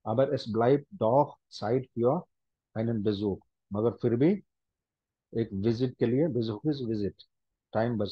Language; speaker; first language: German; non-native, fluent; Hindi